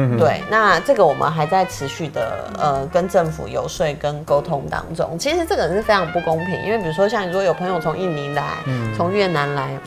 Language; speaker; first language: Chinese; native; Chinese